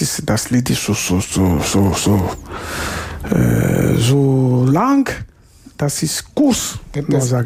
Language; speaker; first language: German; non-native, learner; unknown